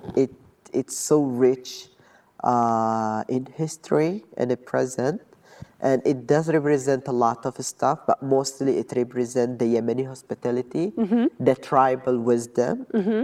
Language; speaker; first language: English; non-native, fluent; Arabic